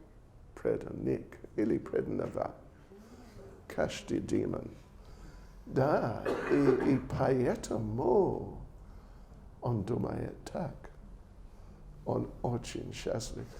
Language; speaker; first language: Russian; non-native, learner; English